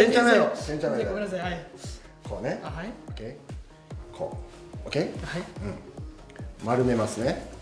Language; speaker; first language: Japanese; non-native, learner; Korean